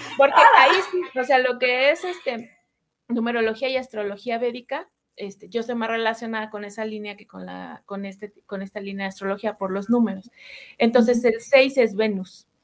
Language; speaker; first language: Spanish; native; Spanish